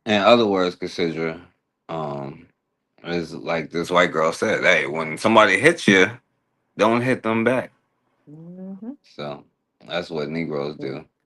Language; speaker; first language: English; native; English